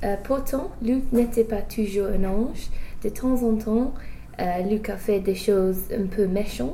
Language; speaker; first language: French; non-native, learner; English